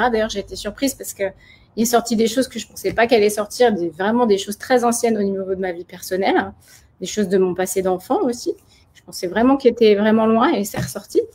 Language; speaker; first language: French; native; French